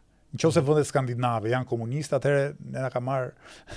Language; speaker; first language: Albanian; native; Albanian